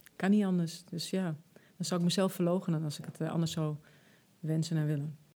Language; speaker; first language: Dutch; early bilingual, other home language; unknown